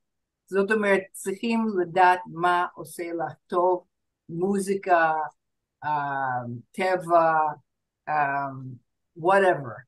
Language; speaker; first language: Hebrew; non-native, fluent; English